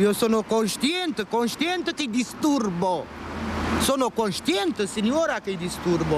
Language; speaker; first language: Italian; non-native, learner; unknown